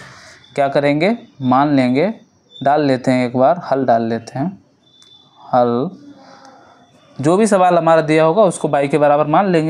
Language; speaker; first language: Hindi; native; Hindi